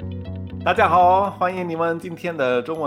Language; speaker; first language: Chinese; non-native, fluent; Spanish